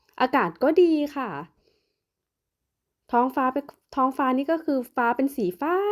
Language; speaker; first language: Thai; native; Thai